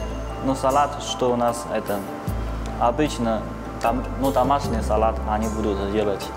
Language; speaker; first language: Russian; non-native, learner; Chinese